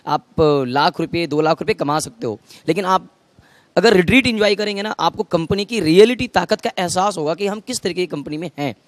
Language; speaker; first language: Hindi; native; Hindi